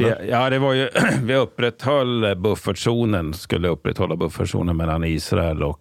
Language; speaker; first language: Swedish; native; Swedish